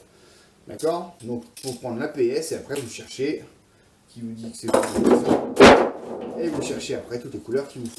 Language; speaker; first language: French; native; French